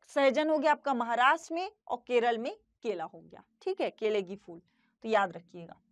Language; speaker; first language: Hindi; native; Hindi